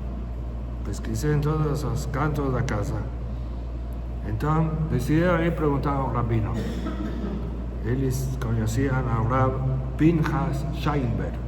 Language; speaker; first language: Portuguese; non-native, fluent; Spanish